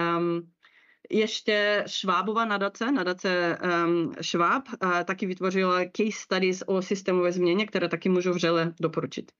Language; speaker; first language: Czech; non-native, fluent; Russian